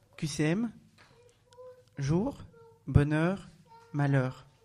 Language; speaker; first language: French; native; French